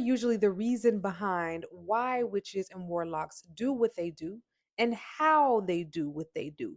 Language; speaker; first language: English; native; English